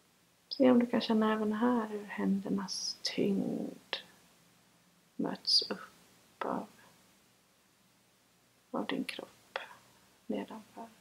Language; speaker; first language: Swedish; native; Swedish